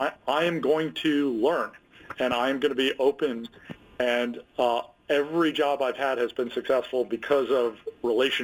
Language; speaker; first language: English; native; English